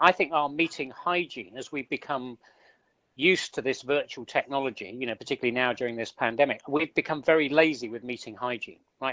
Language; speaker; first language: English; native; English